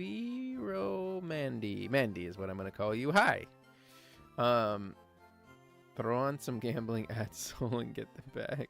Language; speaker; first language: English; native; English